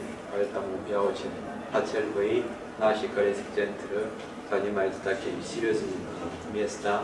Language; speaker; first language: Russian; non-native, learner; Korean